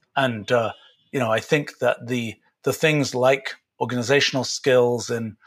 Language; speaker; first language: English; native; English